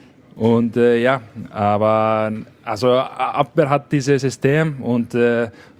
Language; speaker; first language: German; non-native, learner; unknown